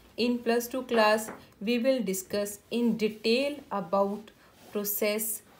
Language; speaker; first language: English; non-native, local second language; Punjabi